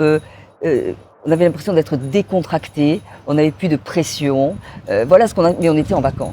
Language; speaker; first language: French; native; French